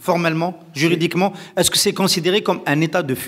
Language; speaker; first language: French; non-native, local second language; Arabic